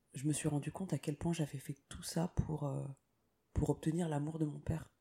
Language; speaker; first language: French; native; French